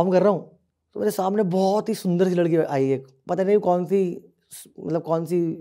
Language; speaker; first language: Hindi; native; Hindi